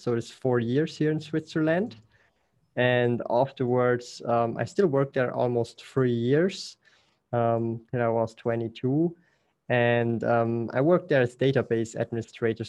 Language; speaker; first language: English; non-native, fluent; Swiss German